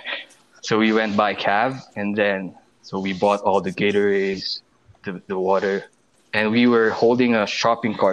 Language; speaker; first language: English; non-native, local second language; Filipino